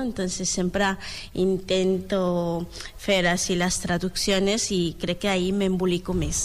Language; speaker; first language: Catalan; non-native, learner; Spanish